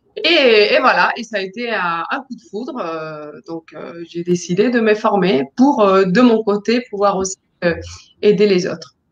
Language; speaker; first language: French; non-native, fluent; Spanish